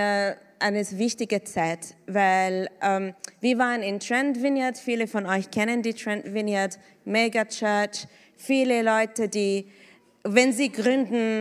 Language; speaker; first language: German; non-native, fluent; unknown